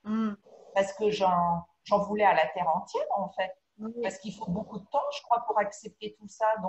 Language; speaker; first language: French; native; French